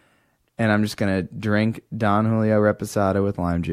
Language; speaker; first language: English; native; English